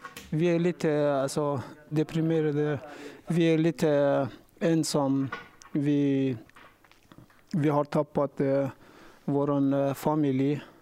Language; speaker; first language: Swedish; non-native, learner; Persian